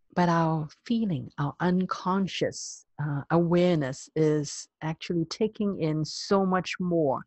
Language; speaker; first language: English; non-native, local second language; Cantonese